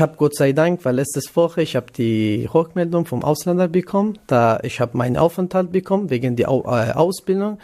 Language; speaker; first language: German; non-native, learner; Kurdish